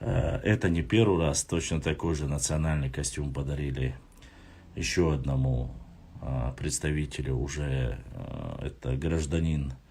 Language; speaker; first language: Russian; non-native, local second language; Chechen